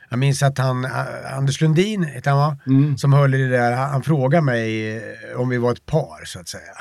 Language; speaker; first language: Swedish; native; Swedish